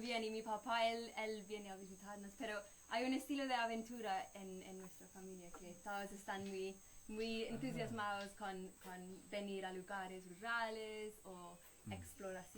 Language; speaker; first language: Spanish; non-native, fluent; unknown